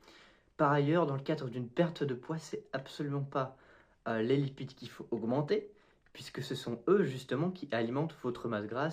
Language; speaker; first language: French; native; French